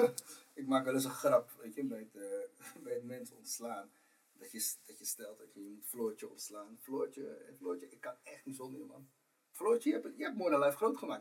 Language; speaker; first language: Dutch; native; Dutch